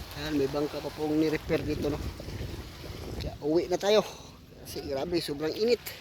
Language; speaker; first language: Filipino; non-native, local second language; Cebuano